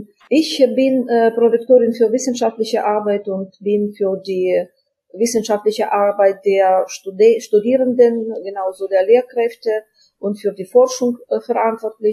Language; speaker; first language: German; non-native, fluent; Ukrainian